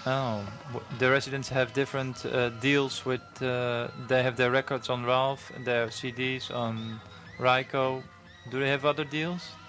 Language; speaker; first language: English; non-native, fluent; Dutch